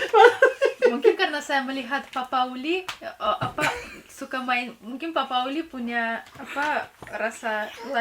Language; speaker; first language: Indonesian; non-native, fluent; Russian